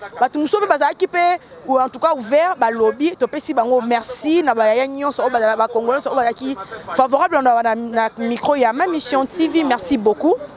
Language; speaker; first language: Lingala; native; Lingala